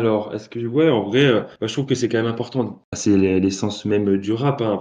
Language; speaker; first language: French; native; French